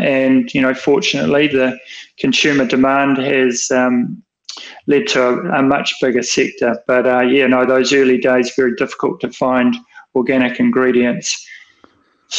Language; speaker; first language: English; native; English